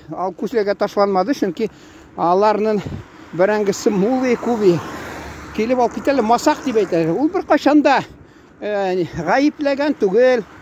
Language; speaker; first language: Tatar; early bilingual, heritage; Tatar